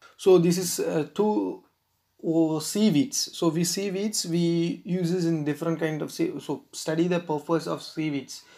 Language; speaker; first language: English; non-native, local second language; Tamil